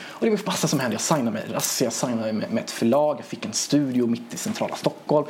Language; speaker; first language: Swedish; early bilingual, other home language; Persian